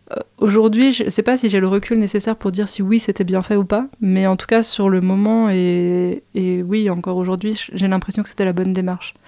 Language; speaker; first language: French; native; French